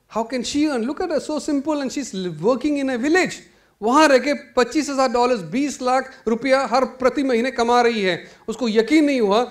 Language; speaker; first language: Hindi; non-native, local second language; Malayalam